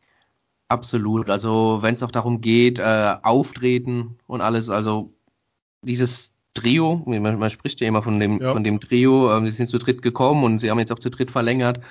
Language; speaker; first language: German; native; German